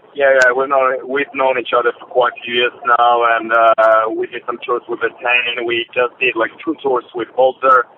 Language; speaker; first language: English; non-native, fluent; Polish